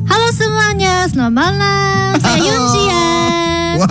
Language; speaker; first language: Indonesian; non-native, learner; Korean